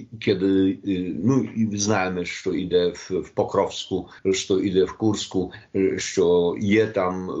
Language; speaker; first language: Polish; non-native, learner; Ukrainian